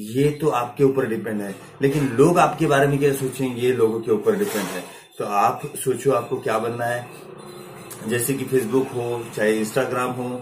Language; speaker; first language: Hindi; non-native, local second language; Marathi